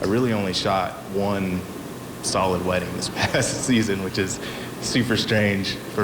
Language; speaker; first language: English; native; English